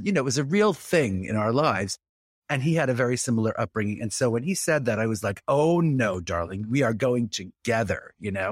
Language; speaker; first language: English; native; English